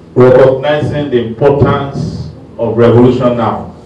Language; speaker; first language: English; non-native, local second language; Yoruba